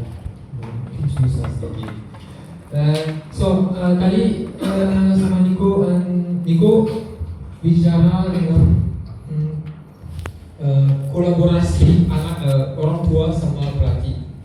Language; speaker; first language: Indonesian; non-native, learner; French